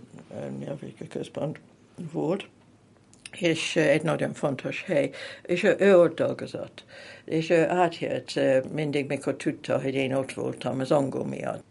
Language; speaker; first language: Hungarian; non-native, fluent; English